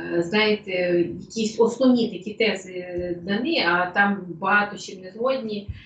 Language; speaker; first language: Ukrainian; non-native, local second language; Russian